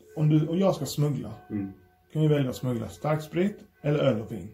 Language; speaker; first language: Swedish; native; Swedish